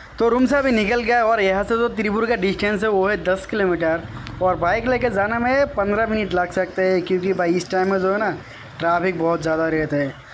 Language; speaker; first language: Hindi; non-native, local second language; Bangla